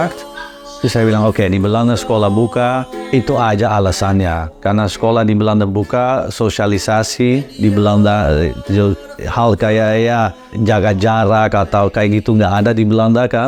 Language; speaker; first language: Indonesian; non-native, learner; Dutch